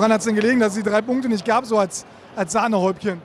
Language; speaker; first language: German; native; German